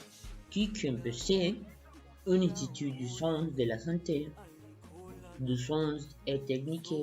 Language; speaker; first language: French; non-native, learner; Spanish